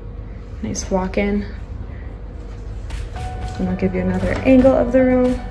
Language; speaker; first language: English; native; English